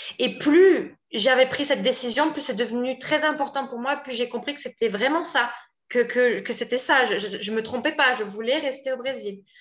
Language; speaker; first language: French; native; French